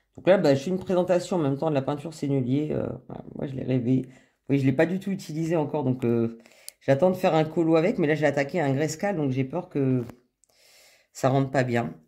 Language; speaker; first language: French; native; French